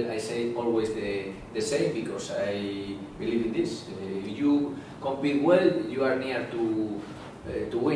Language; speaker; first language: English; non-native, learner; Spanish